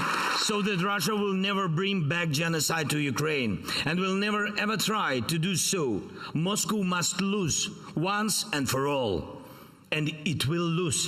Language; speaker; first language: English; non-native, fluent; Ukrainian